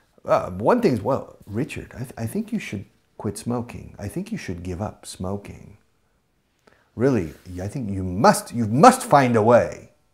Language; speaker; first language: English; native; English